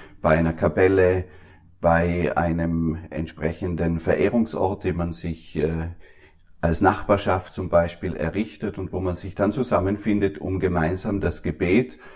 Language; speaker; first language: German; native; German